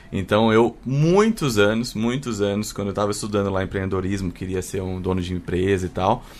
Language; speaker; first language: Portuguese; native; Portuguese